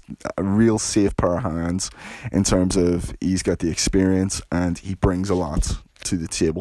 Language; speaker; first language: English; native; English